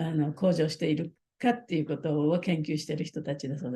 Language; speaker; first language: Japanese; native; Japanese